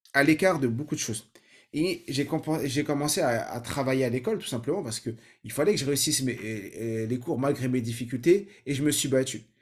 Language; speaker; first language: French; native; French